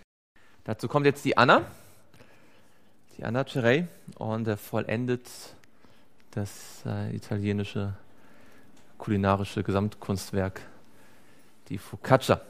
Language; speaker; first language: German; native; German